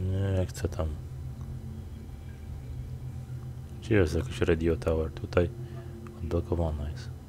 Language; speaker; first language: Polish; native; Polish